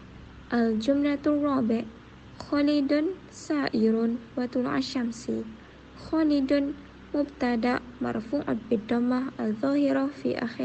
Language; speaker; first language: Arabic; non-native, learner; Malay